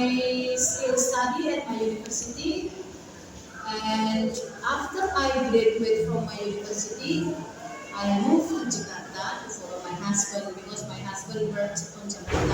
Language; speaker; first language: English; non-native, learner; Indonesian